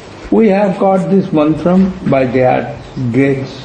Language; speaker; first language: English; non-native, local second language; Bangla